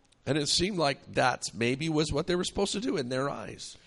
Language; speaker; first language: English; native; English